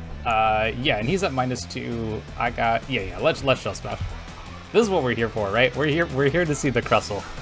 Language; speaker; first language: English; native; English